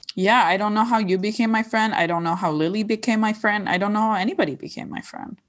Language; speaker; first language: English; non-native, fluent; Arabic